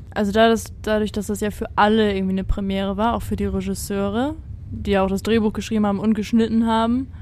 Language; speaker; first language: German; native; German